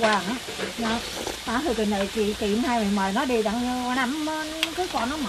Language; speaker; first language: Vietnamese; native; Vietnamese